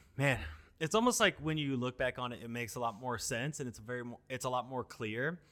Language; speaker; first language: English; native; English